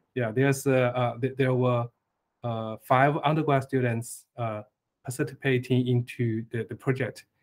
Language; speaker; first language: English; non-native, fluent; Chinese